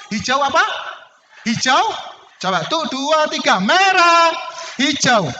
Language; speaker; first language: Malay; non-native, local second language; Javanese